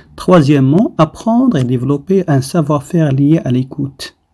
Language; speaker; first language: French; non-native, local second language; Arabic